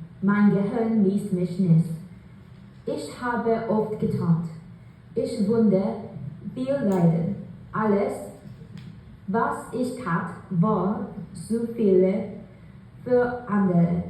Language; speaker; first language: German; non-native, learner; English